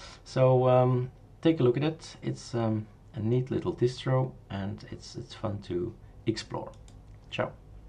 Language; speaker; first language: English; non-native, fluent; Dutch